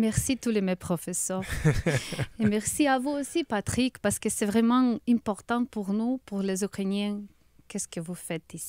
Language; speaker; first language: French; non-native, learner; Ukrainian